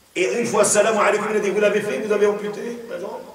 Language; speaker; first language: French; non-native, local second language; Arabic